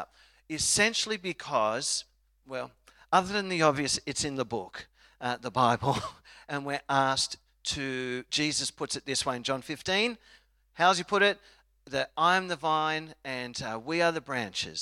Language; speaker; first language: English; native; English